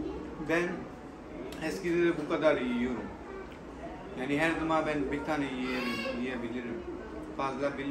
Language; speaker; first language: Turkish; non-native, learner; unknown